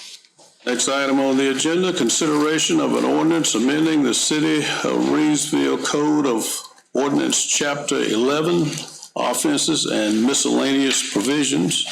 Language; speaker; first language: English; native; English